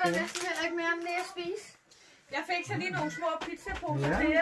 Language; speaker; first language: Danish; native; Danish